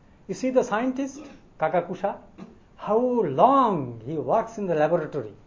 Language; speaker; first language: English; non-native, local second language; Bangla